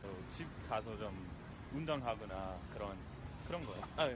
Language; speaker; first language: Korean; non-native, learner; English